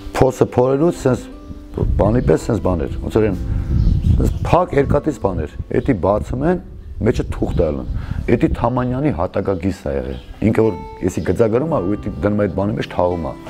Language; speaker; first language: Armenian; non-native, local second language; Kurdish